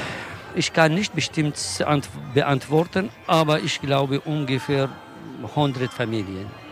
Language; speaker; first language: German; non-native, learner; Kurdish